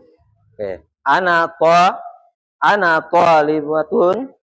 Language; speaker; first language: Arabic; non-native, fluent; Indonesian